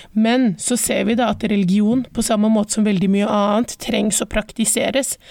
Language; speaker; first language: Norwegian; early bilingual, other home language; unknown